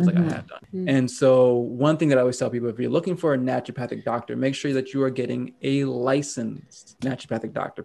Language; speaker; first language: English; native; English